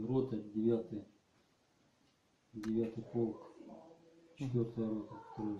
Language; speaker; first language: Russian; native; Russian